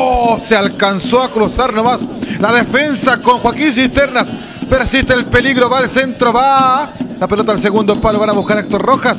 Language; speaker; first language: Spanish; native; Spanish